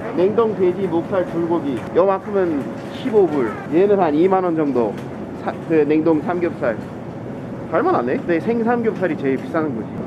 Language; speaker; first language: Korean; non-native, fluent; English